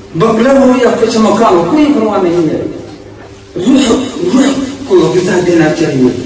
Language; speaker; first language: Urdu; non-native, local second language; Pashto